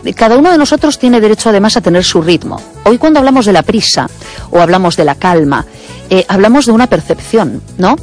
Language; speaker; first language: Spanish; native; Spanish